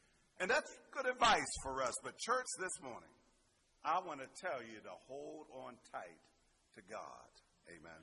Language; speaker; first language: English; native; English